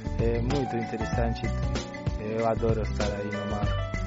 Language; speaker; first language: Portuguese; non-native, learner; Spanish